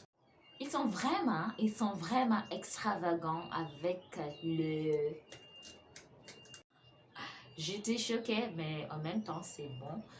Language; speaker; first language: French; non-native, fluent; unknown